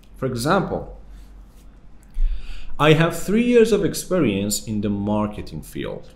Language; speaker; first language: English; non-native, fluent; Persian